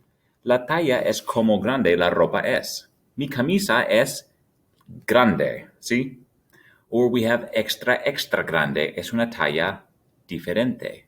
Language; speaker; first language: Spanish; non-native, fluent; English